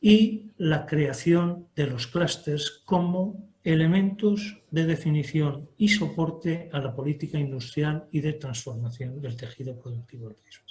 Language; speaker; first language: Spanish; native; Spanish